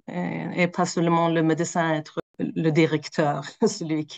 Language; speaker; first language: French; non-native, fluent; Swedish